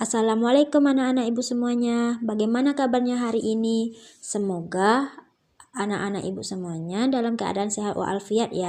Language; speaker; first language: Indonesian; native; Indonesian